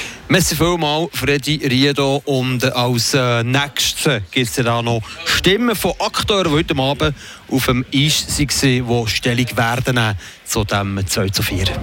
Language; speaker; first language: German; native; German